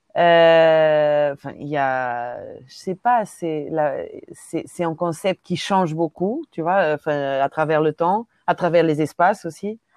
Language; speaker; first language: French; non-native, fluent; Portuguese